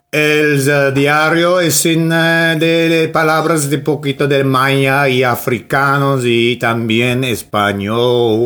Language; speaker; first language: Spanish; non-native, learner; English